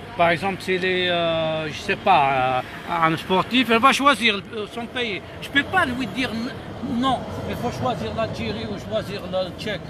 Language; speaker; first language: French; non-native, local second language; Kabyle